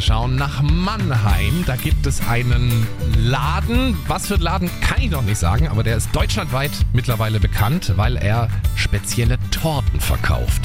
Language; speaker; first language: German; native; German